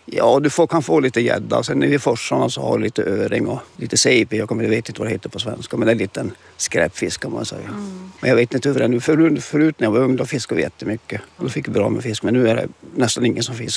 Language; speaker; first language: Swedish; non-native, local second language; Finnish